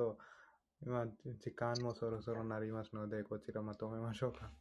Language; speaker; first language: Japanese; non-native, fluent; Hindi